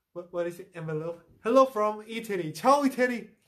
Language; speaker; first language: English; non-native, learner; Korean